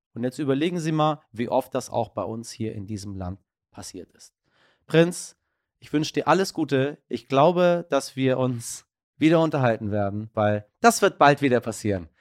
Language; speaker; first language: German; early bilingual, other home language; Persian